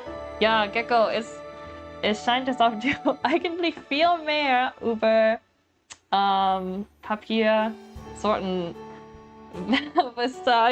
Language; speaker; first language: German; non-native, learner; English